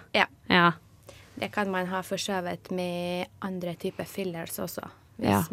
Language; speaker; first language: Norwegian; non-native, fluent; Arabic